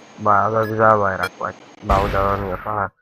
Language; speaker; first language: Turkish; native; Turkish